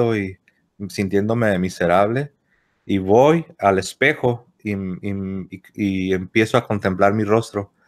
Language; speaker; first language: Spanish; native; Spanish